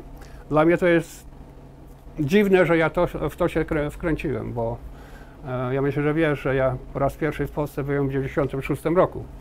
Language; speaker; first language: Polish; early bilingual, heritage; Polish